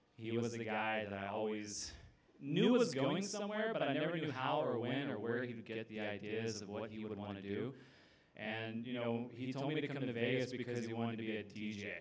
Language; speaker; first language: English; native; English